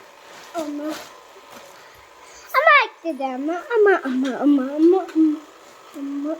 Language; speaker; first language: Kannada; native; Kannada